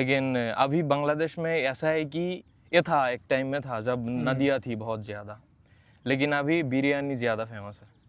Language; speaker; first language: Hindi; non-native, fluent; Bangla